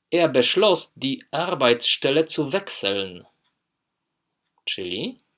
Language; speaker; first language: German; non-native, fluent; Polish